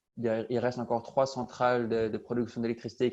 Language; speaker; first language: French; native; French